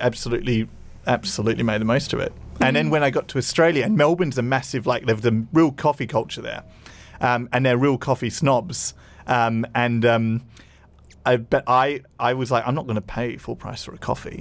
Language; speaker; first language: English; native; English